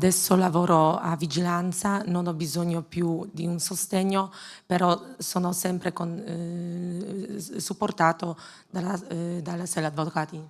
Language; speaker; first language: Italian; non-native, learner; Polish